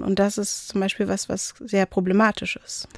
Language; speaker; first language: German; native; German